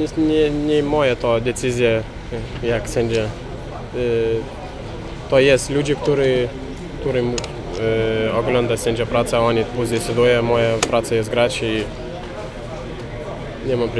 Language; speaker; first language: Polish; non-native, learner; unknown